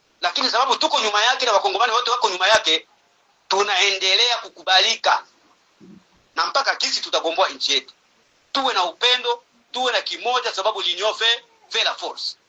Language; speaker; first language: Swahili; native; Swahili